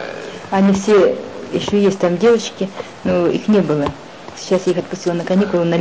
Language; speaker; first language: Russian; non-native, local second language; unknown